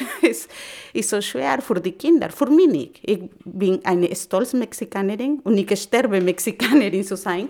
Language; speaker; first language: German; non-native, learner; Spanish